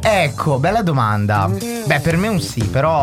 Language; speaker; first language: Italian; native; Italian